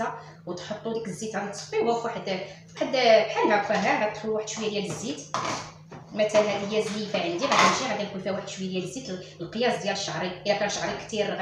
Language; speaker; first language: Arabic; native; Arabic